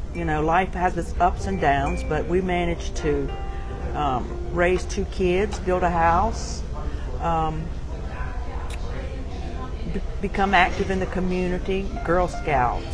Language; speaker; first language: English; native; English